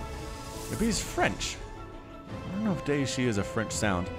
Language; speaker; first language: English; native; English